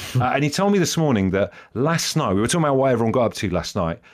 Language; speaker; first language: English; native; English